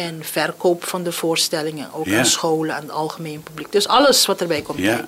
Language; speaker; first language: Dutch; non-native, local second language; Papiamento